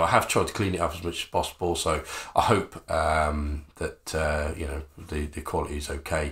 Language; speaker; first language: English; native; English